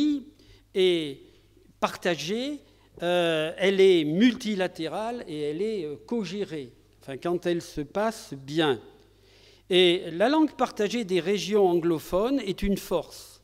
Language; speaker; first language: French; native; French